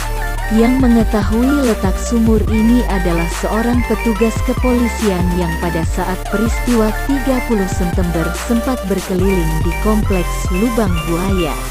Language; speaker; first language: Indonesian; native; Indonesian